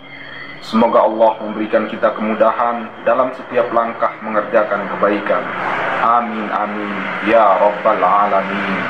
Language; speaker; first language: Indonesian; native; Indonesian